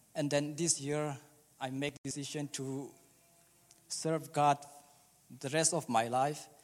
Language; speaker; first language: English; early bilingual, other home language; Burmese